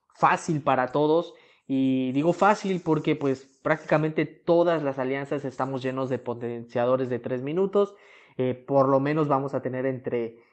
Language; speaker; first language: Spanish; native; Spanish